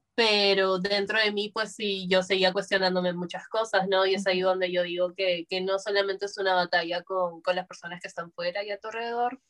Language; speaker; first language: Spanish; native; Spanish